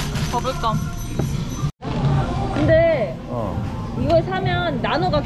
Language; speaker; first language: Korean; native; Korean